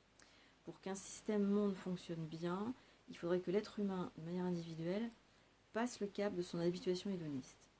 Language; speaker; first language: French; native; French